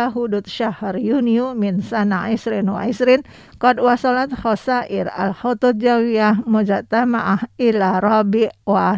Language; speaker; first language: Arabic; non-native, learner; Indonesian